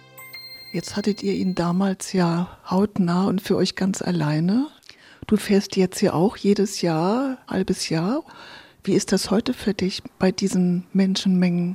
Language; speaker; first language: German; native; German